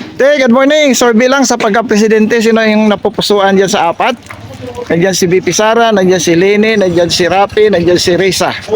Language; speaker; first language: Filipino; native; Filipino